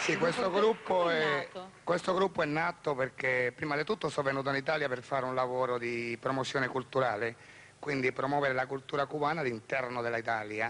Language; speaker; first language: Italian; non-native, fluent; Spanish